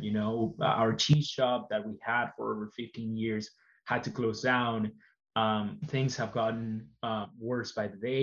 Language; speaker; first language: English; non-native, fluent; Spanish